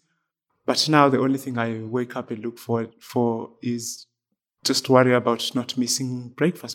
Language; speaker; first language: English; non-native, local second language; Xhosa